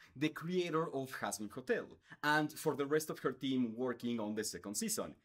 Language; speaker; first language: English; non-native, fluent; Spanish